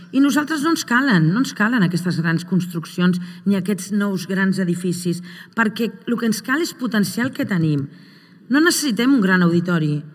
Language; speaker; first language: Catalan; native; Catalan